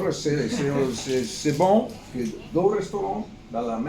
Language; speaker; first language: French; non-native, fluent; Italian